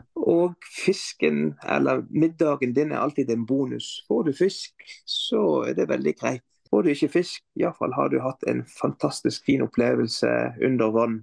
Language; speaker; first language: Norwegian; non-native, fluent; Arabic